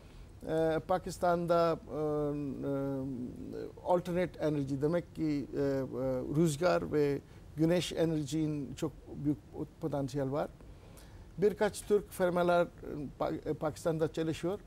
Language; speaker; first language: Turkish; non-native, learner; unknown